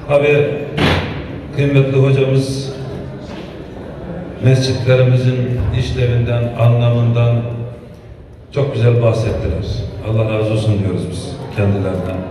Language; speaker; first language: Turkish; native; Turkish